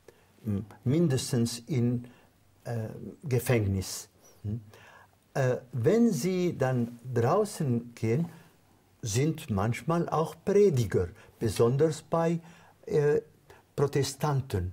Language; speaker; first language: German; non-native, fluent; Arabic